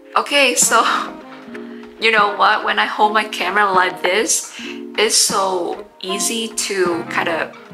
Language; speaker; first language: English; non-native, fluent; Vietnamese